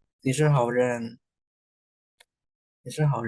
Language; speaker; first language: Chinese; non-native, fluent; Indonesian